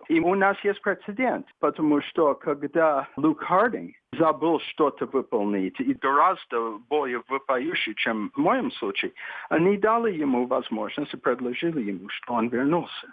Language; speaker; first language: Russian; non-native, fluent; English